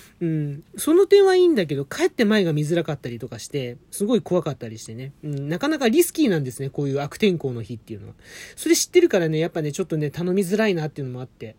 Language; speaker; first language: Japanese; native; Japanese